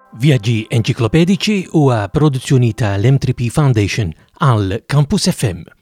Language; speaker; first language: Maltese; native; Maltese